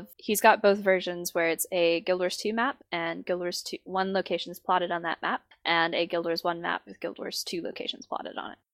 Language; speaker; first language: English; native; English